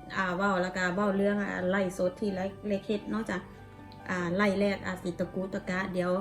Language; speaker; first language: Thai; non-native, local second language; Northeastern Thai